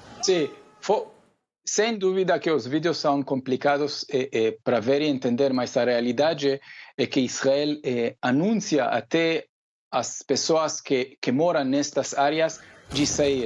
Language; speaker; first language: Portuguese; non-native, fluent; Hebrew